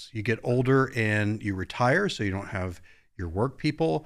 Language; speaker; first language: English; native; English